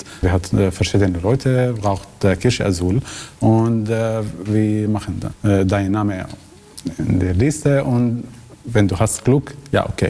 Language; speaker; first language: German; non-native, learner; Arabic